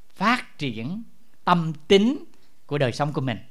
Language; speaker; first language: Vietnamese; native; Vietnamese